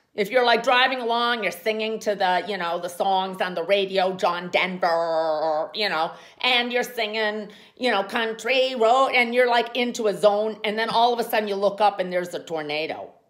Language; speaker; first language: English; native; English